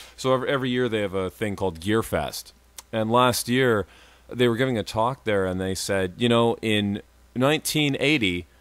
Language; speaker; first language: English; native; English